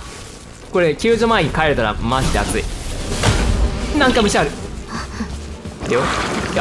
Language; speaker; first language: Japanese; native; Japanese